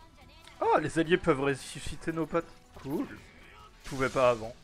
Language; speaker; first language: French; native; French